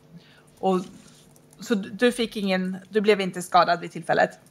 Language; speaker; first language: Swedish; native; Swedish